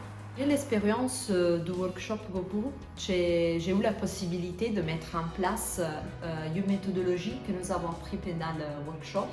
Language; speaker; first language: French; non-native, learner; Italian